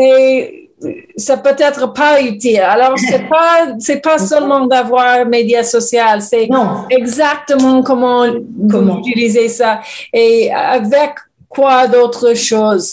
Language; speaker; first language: French; non-native, learner; English